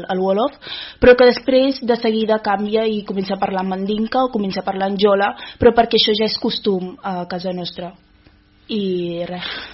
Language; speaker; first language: Catalan; early bilingual, other home language; Wolof